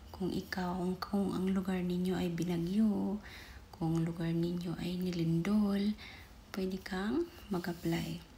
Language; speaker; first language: Filipino; non-native, local second language; Waray